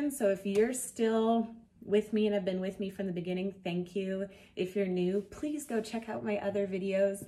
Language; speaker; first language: English; native; English